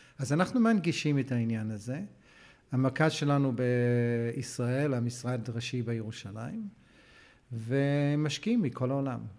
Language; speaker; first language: Hebrew; non-native, fluent; English